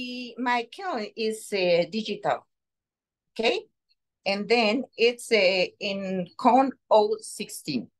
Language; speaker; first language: English; non-native, learner; Spanish